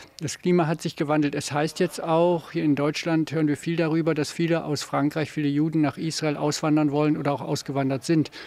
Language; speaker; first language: German; native; German